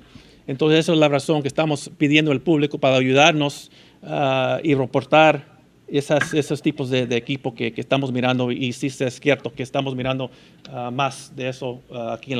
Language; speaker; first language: Spanish; early bilingual, heritage; Spanish